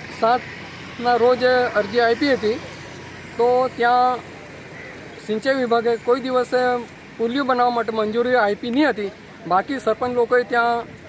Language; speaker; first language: Gujarati; non-native, local second language; Gamit